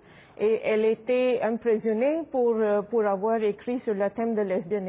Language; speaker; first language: French; non-native, fluent; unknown